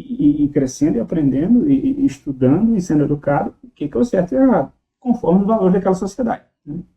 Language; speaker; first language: Portuguese; native; Portuguese